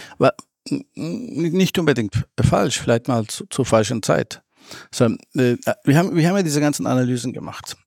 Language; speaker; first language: German; early bilingual, other home language; Turkish